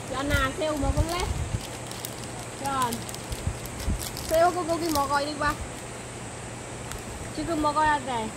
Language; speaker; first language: Korean; non-native, local second language; Khmer